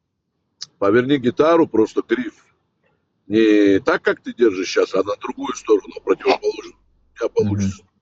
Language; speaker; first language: Russian; native; Russian